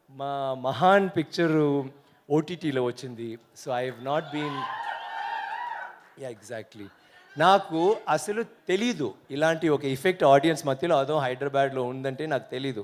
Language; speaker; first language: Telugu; non-native, learner; Tamil